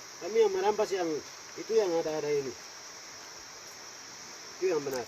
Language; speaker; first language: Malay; non-native, local second language; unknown